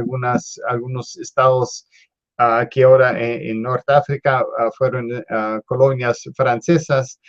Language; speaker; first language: Spanish; non-native, fluent; English